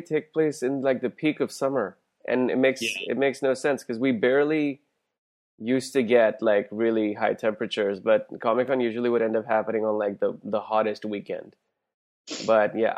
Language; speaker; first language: English; non-native, local second language; Hindi